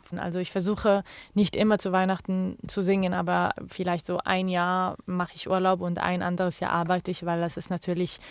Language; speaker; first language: German; non-native, fluent; Arabic